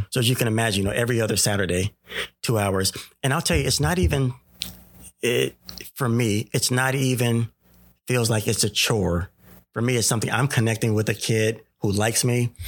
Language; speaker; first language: English; native; English